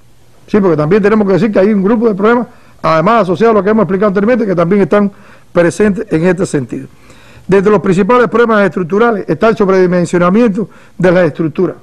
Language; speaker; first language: Spanish; native; Spanish